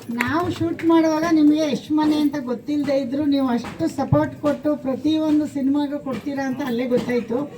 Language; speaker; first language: Kannada; native; Kannada